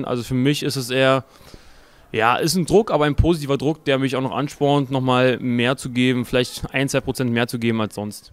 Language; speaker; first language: German; native; German